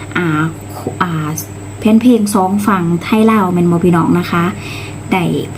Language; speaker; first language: Thai; native; Thai